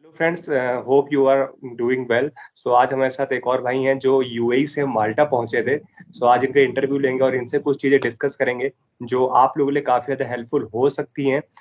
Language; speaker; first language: Hindi; native; Hindi